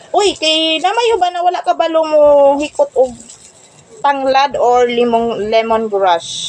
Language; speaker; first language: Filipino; non-native, local second language; Cebuano